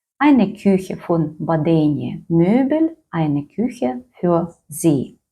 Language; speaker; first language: German; non-native, fluent; Ukrainian